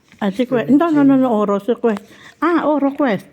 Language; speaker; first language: Italian; non-native, learner; Filipino